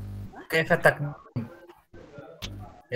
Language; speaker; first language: Arabic; non-native, learner; Indonesian